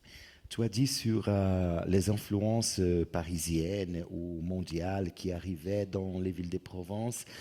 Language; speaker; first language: French; non-native, fluent; Portuguese